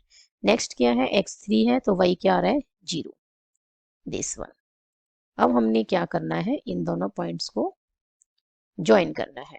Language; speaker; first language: Hindi; native; Hindi